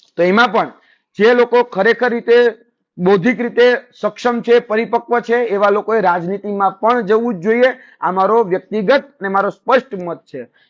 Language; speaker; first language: Gujarati; native; Gujarati